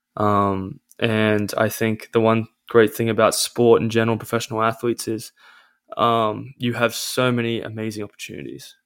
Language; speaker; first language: English; native; English